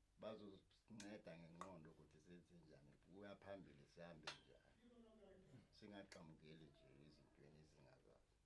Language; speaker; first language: Zulu; native; Zulu